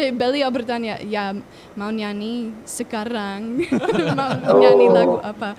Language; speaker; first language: Indonesian; non-native, fluent; English